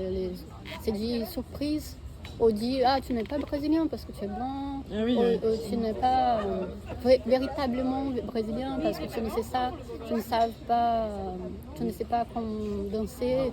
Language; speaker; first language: French; non-native, fluent; Portuguese